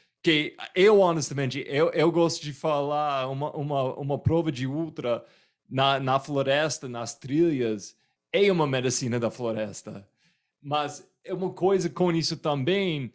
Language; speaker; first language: Portuguese; non-native, fluent; English